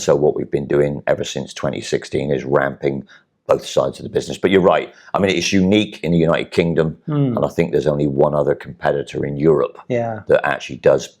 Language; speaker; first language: English; native; English